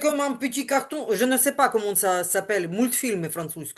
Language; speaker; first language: French; non-native, learner; Ukrainian